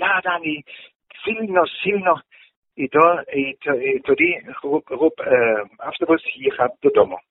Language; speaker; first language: Ukrainian; non-native, learner; German